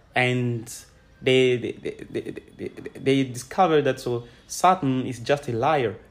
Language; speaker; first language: English; non-native, fluent; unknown